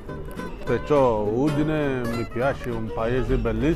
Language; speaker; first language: Italian; non-native, learner; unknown